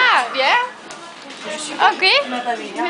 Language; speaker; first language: French; non-native, learner; Dutch